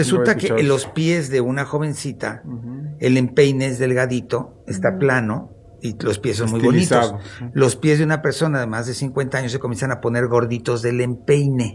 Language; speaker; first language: Spanish; native; Spanish